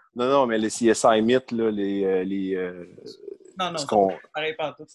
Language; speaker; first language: French; native; French